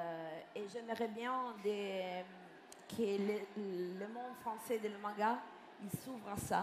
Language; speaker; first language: French; non-native, fluent; Italian